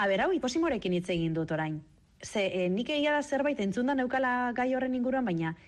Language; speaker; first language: Basque; native; Basque